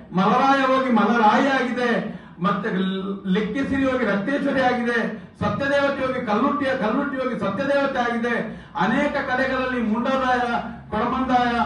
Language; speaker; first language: Kannada; non-native, local second language; Tulu